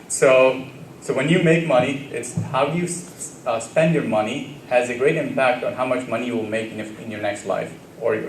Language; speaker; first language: English; early bilingual, other home language; Gujarati